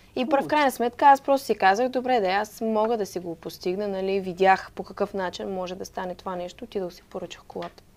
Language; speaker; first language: Bulgarian; non-native, fluent; Russian